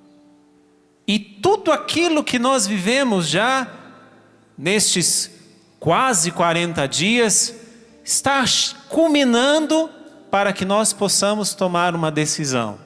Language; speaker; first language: Portuguese; native; Portuguese